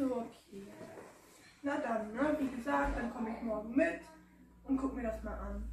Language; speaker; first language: German; native; German